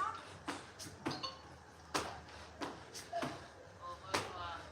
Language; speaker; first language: French; non-native, learner; Spanish